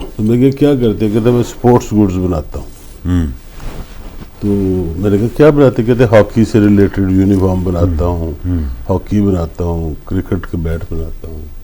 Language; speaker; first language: Urdu; non-native, local second language; Punjabi